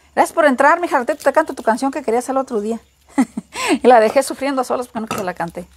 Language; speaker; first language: Spanish; native; Spanish